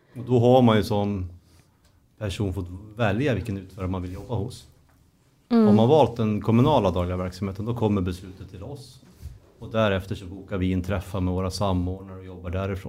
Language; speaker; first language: Swedish; native; Swedish